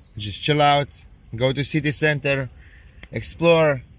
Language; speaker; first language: English; non-native, learner; Lithuanian